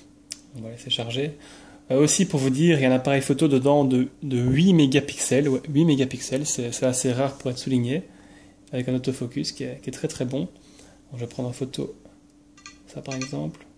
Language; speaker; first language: French; native; French